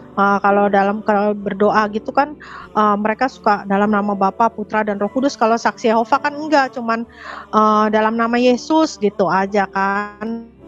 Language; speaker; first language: Indonesian; native; Indonesian